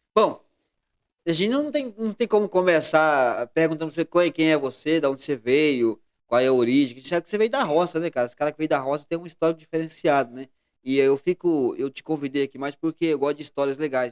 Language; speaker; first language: Portuguese; native; Portuguese